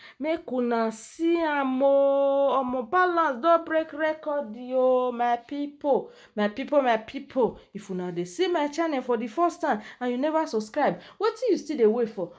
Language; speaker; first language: Nigerian Pidgin; native; Nigerian Pidgin